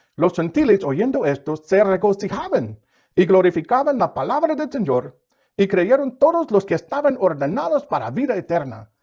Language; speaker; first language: Spanish; non-native, fluent; English